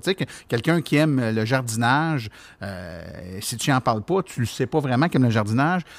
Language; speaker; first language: French; native; French